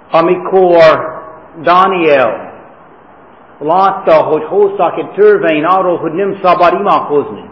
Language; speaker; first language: Hungarian; non-native, fluent; English